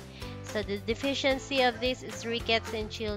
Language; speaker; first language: English; non-native, local second language; Cebuano